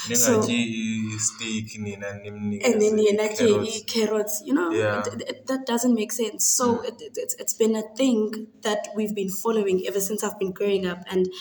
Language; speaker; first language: English; non-native, local second language; Xhosa